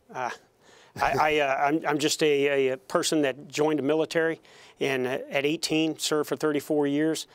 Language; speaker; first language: English; native; English